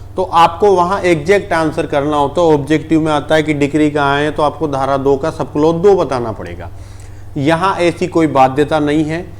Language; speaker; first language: Hindi; native; Hindi